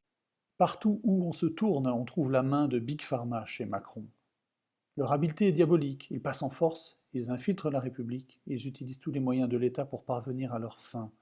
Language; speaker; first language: French; native; French